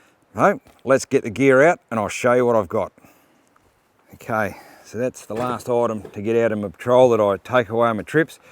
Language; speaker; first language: English; native; English